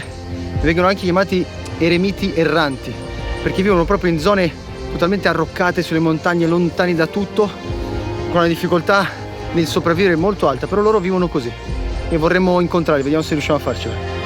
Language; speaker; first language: Italian; native; Italian